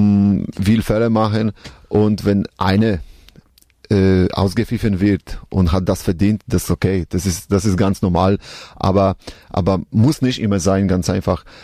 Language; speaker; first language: German; non-native, learner; Polish